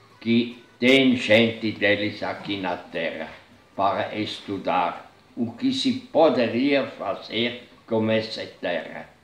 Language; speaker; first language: Portuguese; non-native, fluent; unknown